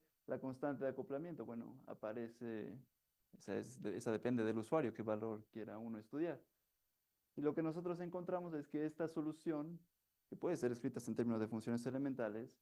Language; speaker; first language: Spanish; native; Spanish